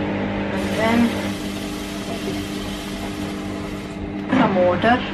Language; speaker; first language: English; non-native, learner; Arabic